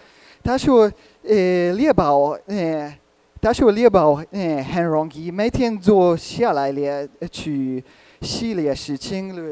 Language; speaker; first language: Chinese; non-native, learner; Hungarian